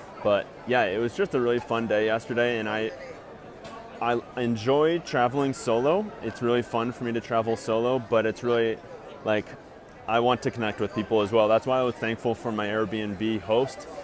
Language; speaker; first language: English; native; English